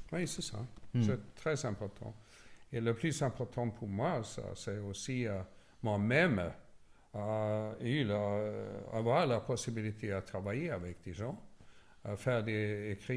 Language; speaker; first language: French; non-native, learner; Swedish